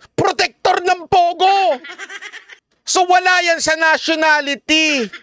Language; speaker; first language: Filipino; native; Filipino